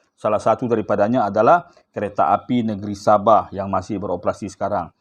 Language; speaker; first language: Malay; native; Malay